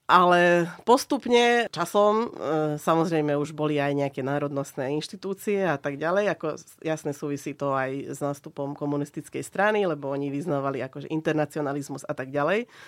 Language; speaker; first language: Slovak; non-native, local second language; Hungarian